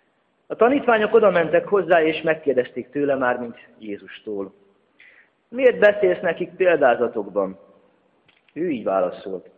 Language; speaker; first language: Hungarian; native; Hungarian